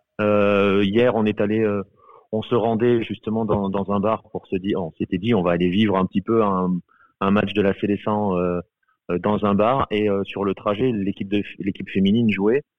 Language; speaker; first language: French; native; French